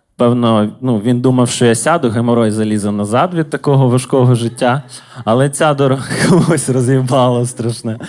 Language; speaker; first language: Ukrainian; native; Ukrainian